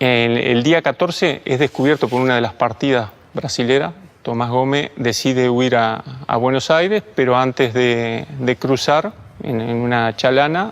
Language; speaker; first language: Spanish; native; Spanish